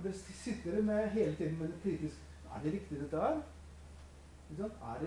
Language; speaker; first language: Norwegian; non-native, fluent; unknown